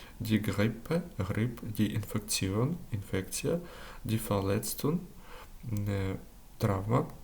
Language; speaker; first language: German; non-native, learner; Ukrainian